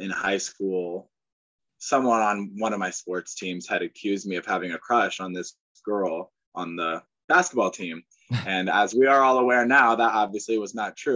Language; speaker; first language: English; native; English